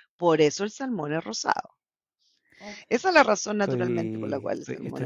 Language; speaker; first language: Spanish; native; Spanish